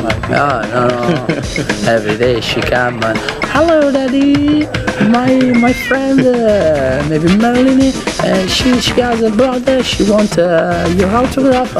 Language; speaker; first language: English; non-native, learner; Italian